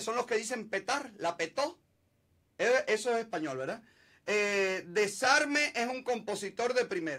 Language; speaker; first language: Spanish; native; Spanish